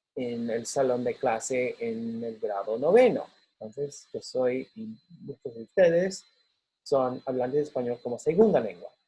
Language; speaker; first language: Spanish; non-native, fluent; English